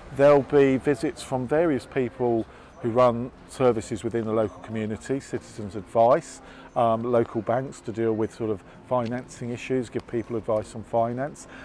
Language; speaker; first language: English; native; English